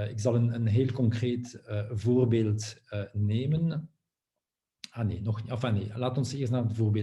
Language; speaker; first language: Dutch; non-native, local second language; French